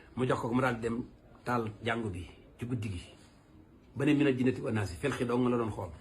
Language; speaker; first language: Wolof; native; Wolof